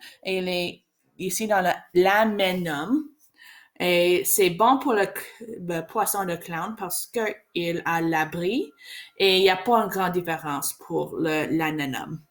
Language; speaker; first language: French; non-native, learner; English